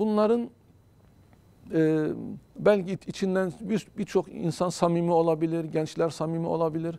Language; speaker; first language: Turkish; native; Turkish